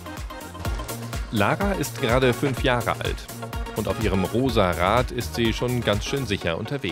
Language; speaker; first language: German; native; German